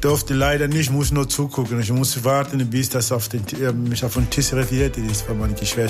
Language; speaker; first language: German; non-native, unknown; Portuguese